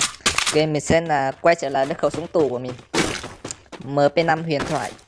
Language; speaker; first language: Vietnamese; native; Vietnamese